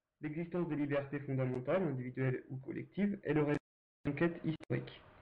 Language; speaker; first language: French; native; French